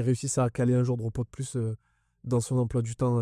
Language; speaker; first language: French; native; French